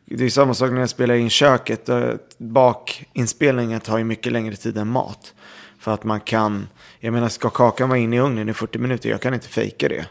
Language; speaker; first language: Swedish; early bilingual, other home language; Arabic